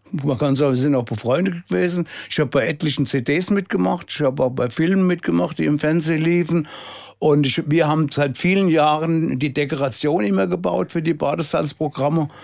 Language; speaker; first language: German; native; German